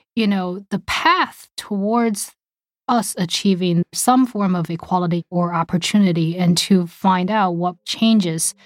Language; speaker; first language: English; early bilingual, other home language; Chinese